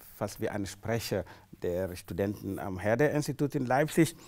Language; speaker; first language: German; non-native, fluent; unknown